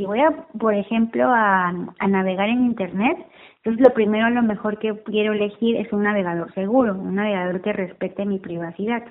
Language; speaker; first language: Spanish; native; Spanish